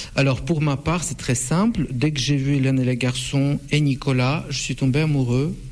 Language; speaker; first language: French; non-native, fluent; Russian